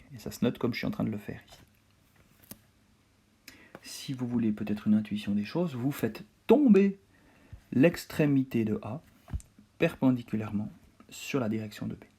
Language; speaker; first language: French; native; French